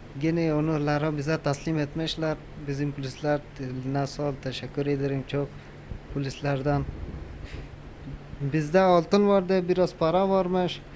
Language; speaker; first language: Turkish; non-native, learner; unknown